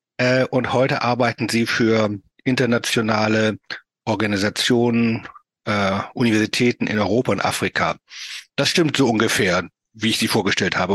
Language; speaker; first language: German; native; German